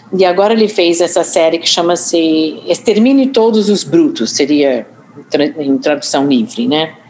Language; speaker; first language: Portuguese; non-native, fluent; English